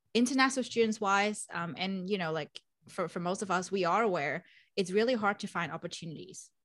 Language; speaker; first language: English; non-native, fluent; Vietnamese